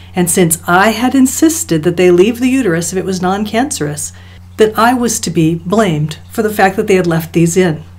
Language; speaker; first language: English; native; English